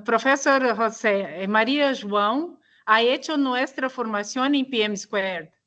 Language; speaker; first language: Spanish; non-native, learner; Portuguese